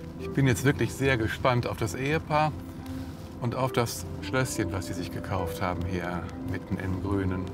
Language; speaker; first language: German; native; German